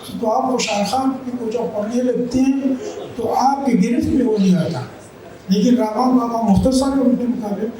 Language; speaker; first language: Urdu; non-native, local second language; Pashto